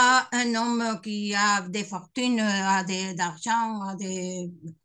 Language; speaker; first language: French; non-native, learner; Spanish